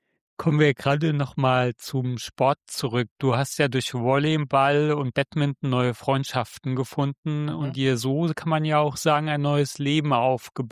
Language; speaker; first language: German; native; German